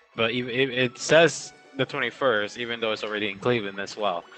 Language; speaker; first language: English; early bilingual, other home language; Spanish